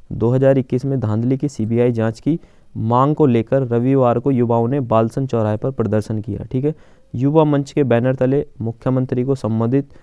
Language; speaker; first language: Hindi; native; Hindi